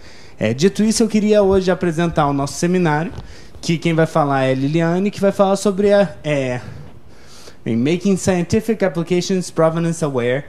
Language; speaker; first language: Portuguese; native; Portuguese